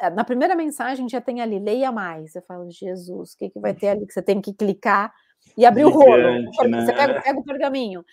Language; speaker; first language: Portuguese; native; Portuguese